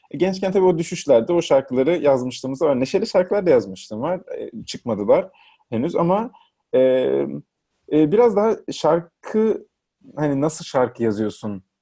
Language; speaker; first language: Turkish; native; Turkish